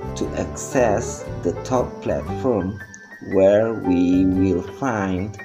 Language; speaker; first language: English; non-native, fluent; Indonesian